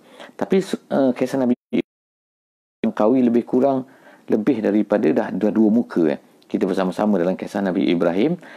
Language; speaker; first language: Malay; native; Malay